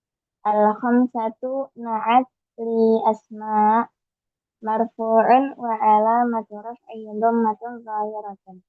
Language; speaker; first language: Arabic; non-native, learner; Indonesian